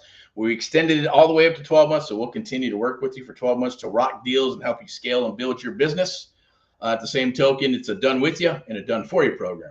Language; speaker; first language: English; native; English